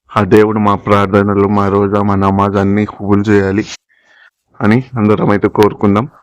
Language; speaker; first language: Telugu; non-native, local second language; Urdu